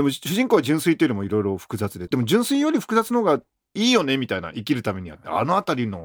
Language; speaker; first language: Japanese; native; Japanese